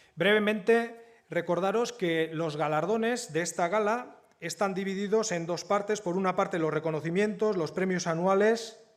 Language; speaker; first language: Spanish; native; Spanish